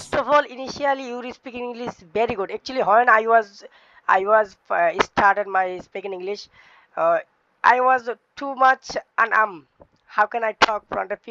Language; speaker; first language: English; non-native, learner; Bangla